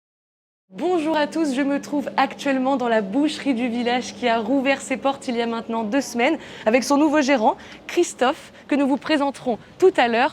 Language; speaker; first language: French; native; French